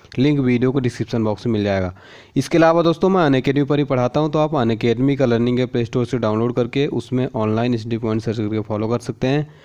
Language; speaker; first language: Hindi; native; Hindi